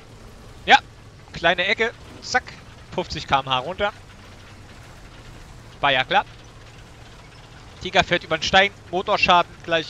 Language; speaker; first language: German; native; German